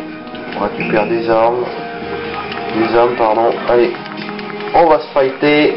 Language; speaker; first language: French; native; French